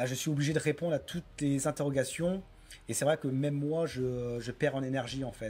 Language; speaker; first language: French; native; French